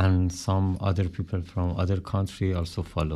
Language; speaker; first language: English; non-native, learner; Persian